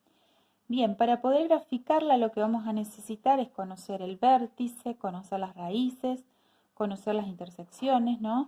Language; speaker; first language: Spanish; native; Spanish